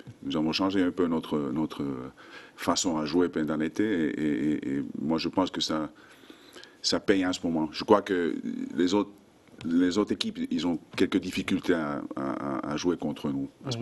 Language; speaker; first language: French; non-native, fluent; Finnish